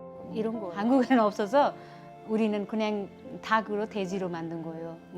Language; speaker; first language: Korean; non-native, learner; Nepali